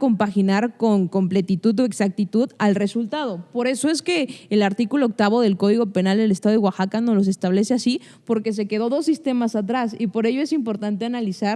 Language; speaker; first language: Spanish; native; Spanish